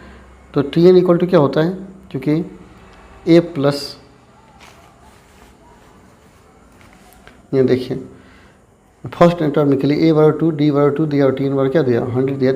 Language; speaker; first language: Hindi; native; Hindi